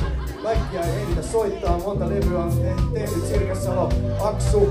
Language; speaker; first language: Finnish; native; Finnish